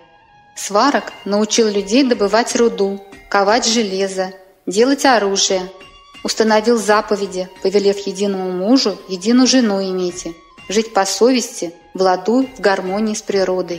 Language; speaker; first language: Russian; native; Russian